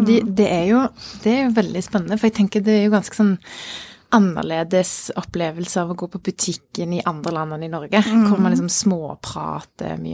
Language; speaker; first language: Norwegian; native; Norwegian